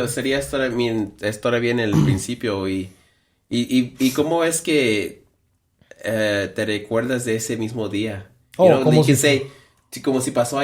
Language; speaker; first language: Spanish; early bilingual, heritage; Spanish